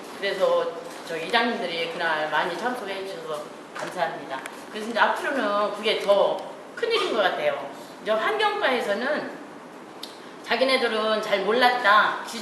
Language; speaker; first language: Korean; native; Korean